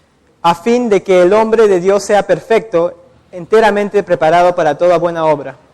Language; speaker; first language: Spanish; native; Spanish